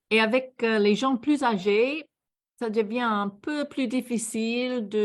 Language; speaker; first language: French; non-native, fluent; English